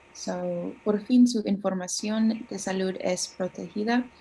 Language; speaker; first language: Spanish; non-native, learner; English